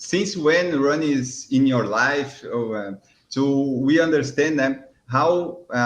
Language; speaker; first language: English; non-native, learner; Portuguese